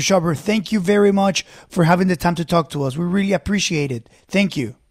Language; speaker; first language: English; non-native, fluent; Spanish